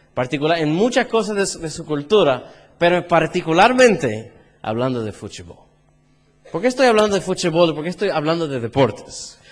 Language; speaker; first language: Spanish; early bilingual, heritage; Spanish